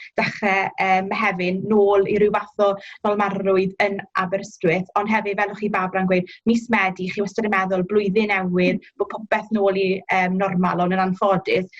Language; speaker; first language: Welsh; native; Welsh